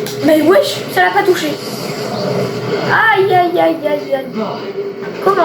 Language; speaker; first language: French; native; French